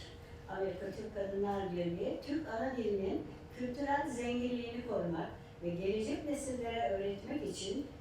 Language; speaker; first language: Turkish; native; Turkish